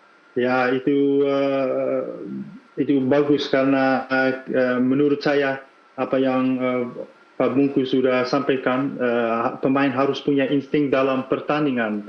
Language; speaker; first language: Indonesian; non-native, fluent; Dutch